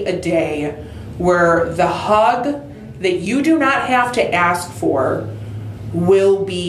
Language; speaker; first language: English; native; English